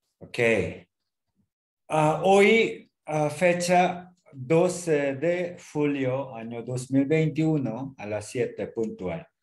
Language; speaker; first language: Spanish; non-native, learner; Korean